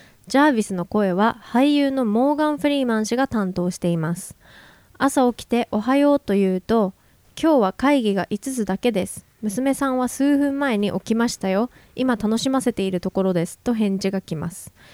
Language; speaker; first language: Japanese; native; Japanese